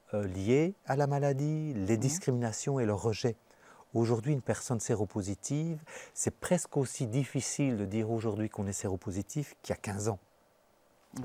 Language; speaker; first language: French; native; French